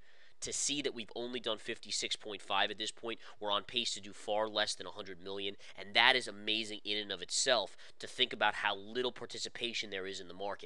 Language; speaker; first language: English; native; English